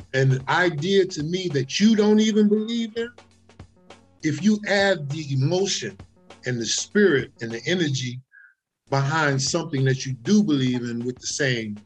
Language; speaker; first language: English; native; English